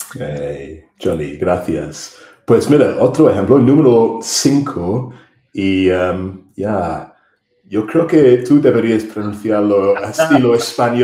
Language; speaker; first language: Spanish; non-native, fluent; English